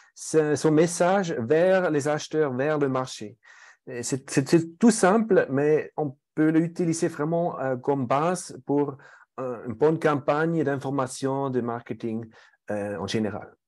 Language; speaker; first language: French; non-native, fluent; German